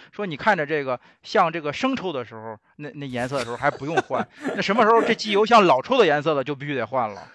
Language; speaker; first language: Chinese; native; Chinese